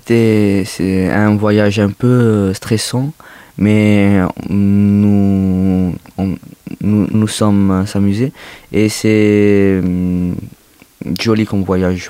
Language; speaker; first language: French; non-native, learner; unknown